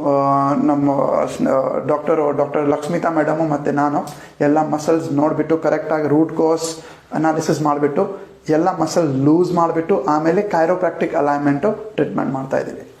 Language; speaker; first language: Kannada; non-native, local second language; Gujarati